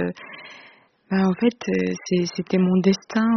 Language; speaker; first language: French; non-native, fluent; Korean